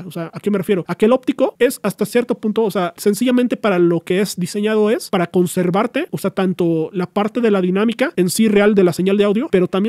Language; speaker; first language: Spanish; native; Spanish